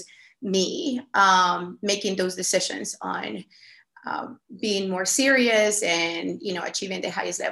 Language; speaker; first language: English; non-native, fluent; Spanish